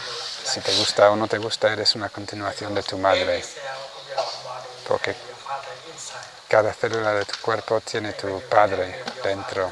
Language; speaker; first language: Spanish; non-native, fluent; Vietnamese